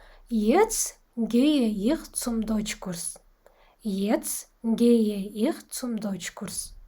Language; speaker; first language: German; non-native, fluent; Kazakh